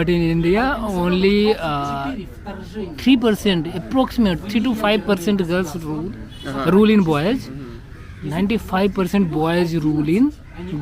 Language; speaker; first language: English; non-native, local second language; Hindi